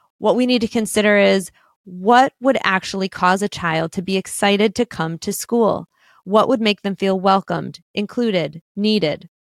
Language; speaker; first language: English; native; English